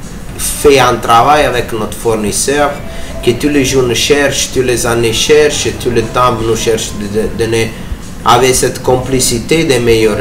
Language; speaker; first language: French; non-native, fluent; Italian